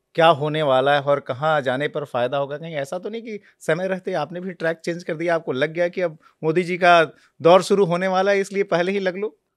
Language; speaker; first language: Hindi; native; Hindi